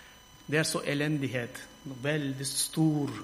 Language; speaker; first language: Norwegian; non-native, fluent; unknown